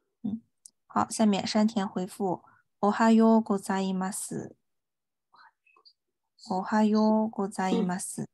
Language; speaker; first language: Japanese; non-native, fluent; Chinese